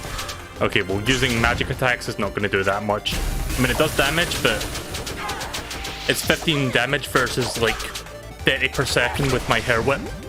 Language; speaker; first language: English; native; English